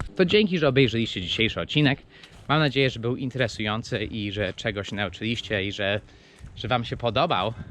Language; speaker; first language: Polish; non-native, fluent; English